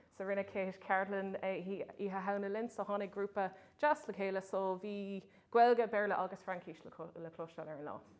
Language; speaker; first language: Irish; non-native, local second language; English